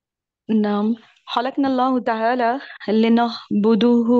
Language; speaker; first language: Arabic; non-native, learner; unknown